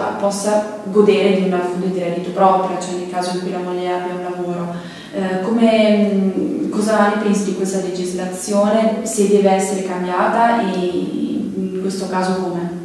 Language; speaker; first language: Italian; native; Italian